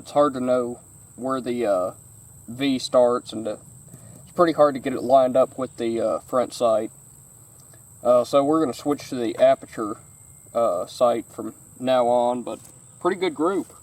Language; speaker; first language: English; native; English